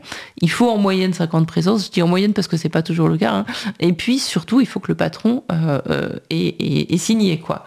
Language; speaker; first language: French; native; French